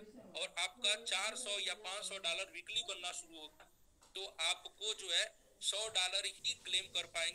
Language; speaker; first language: Hindi; native; Hindi